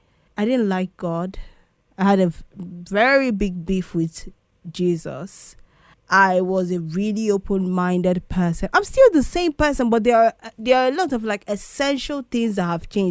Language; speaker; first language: English; non-native, local second language; Igbo